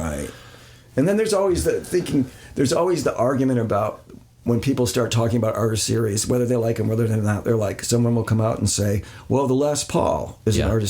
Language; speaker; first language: English; native; English